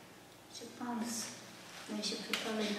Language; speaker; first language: French; non-native, fluent; English